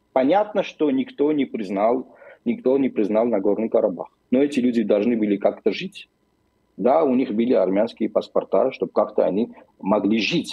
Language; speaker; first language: Russian; non-native, local second language; Armenian